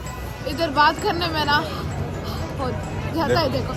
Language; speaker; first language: Hindi; non-native, local second language; Kannada